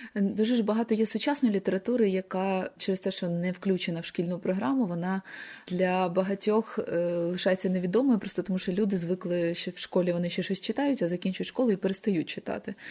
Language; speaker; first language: Ukrainian; native; Ukrainian